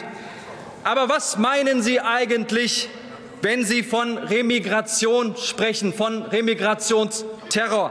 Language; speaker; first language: German; early bilingual, other home language; Turkish